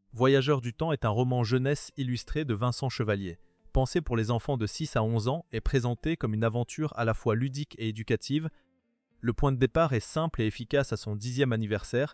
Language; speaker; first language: French; native; French